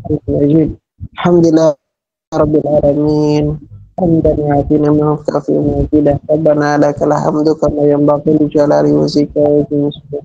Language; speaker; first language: Indonesian; native; Indonesian